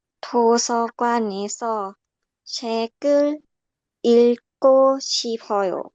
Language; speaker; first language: Korean; non-native, learner; Thai